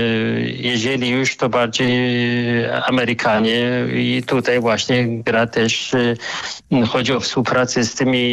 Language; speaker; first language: Polish; non-native, fluent; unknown